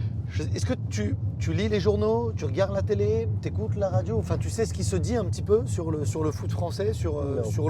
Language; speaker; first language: French; native; French